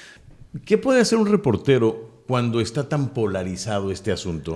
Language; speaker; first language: Spanish; native; Spanish